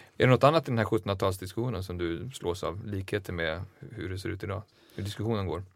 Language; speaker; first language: Swedish; native; Swedish